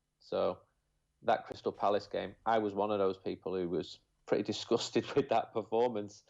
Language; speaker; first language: English; native; English